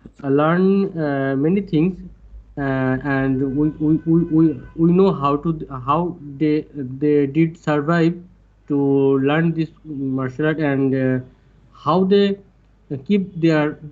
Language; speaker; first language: English; non-native, learner; Bangla